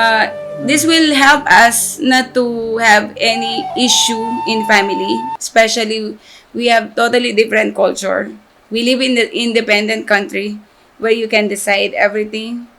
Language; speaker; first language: English; non-native, local second language; Filipino